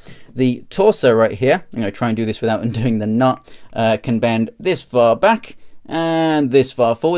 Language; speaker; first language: English; native; English